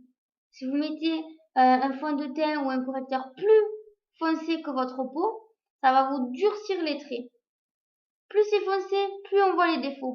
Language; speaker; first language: French; native; French